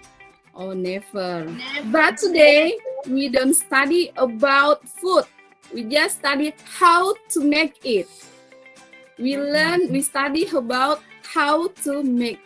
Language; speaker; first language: English; non-native, learner; Indonesian